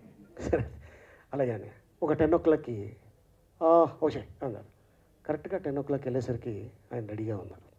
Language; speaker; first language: Telugu; native; Telugu